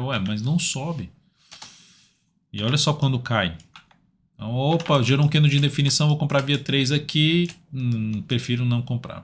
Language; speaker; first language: Portuguese; native; Portuguese